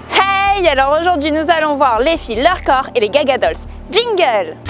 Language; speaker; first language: French; native; French